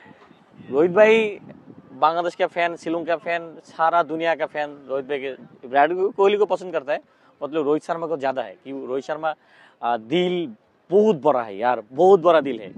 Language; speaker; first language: Hindi; non-native, learner; Bangla